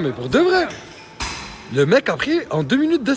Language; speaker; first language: French; native; French